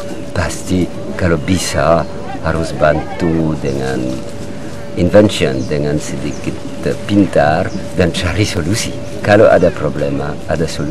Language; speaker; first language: Indonesian; non-native, learner; French